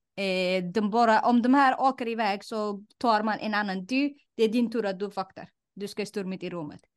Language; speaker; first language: Swedish; non-native, fluent; Somali